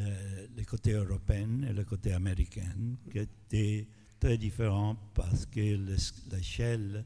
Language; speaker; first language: French; non-native, fluent; Italian